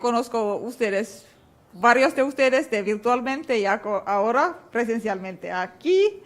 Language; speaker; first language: Spanish; non-native, fluent; Finnish